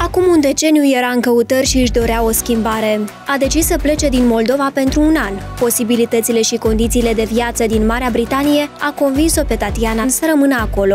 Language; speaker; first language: Romanian; native; Romanian